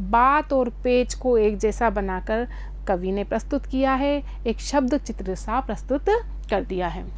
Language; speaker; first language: Hindi; native; Hindi